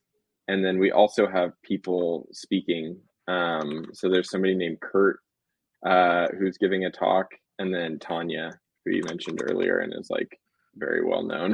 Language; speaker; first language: English; native; English